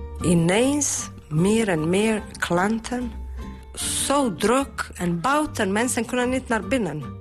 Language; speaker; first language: Dutch; non-native, fluent; Bosnian